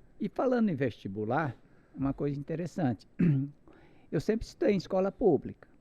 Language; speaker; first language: Portuguese; non-native, local second language; Japanese